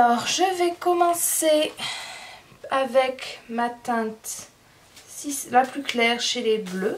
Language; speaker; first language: French; native; French